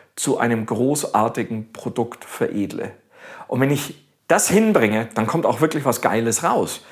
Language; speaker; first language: German; native; German